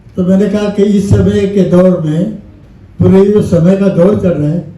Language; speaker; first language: Hindi; non-native, local second language; Marathi